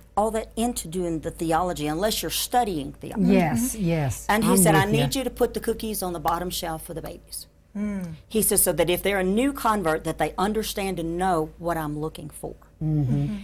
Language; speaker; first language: English; native; English